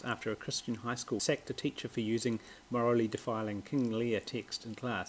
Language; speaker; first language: English; native; English